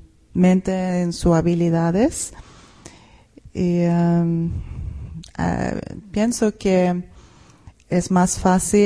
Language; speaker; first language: Spanish; non-native, fluent; Swedish